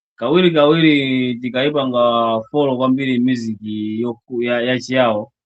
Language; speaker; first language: Nyanja; non-native, local second language; Yao